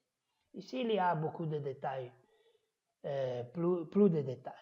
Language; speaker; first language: French; non-native, fluent; Italian